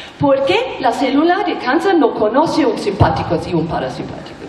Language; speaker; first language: Spanish; non-native, learner; German